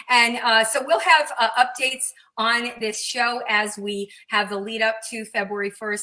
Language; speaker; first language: English; native; English